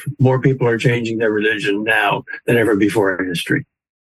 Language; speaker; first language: English; native; English